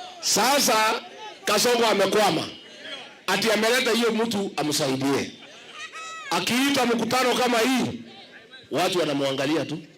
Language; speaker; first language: Swahili; non-native, local second language; Kikuyu